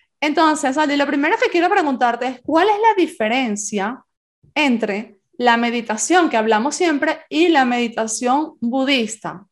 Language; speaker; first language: Spanish; native; Spanish